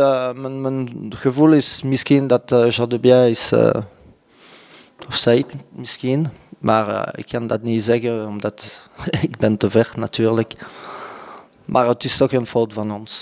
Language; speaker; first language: Dutch; non-native, local second language; French